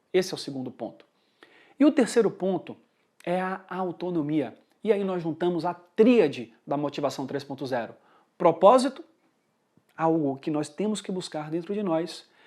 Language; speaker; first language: Portuguese; early bilingual, heritage; Portuguese